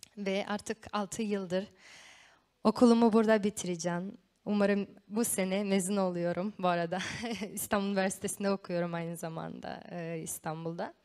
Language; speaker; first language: Turkish; non-native, fluent; Romanian